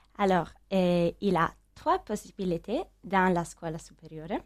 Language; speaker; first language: French; non-native, learner; Italian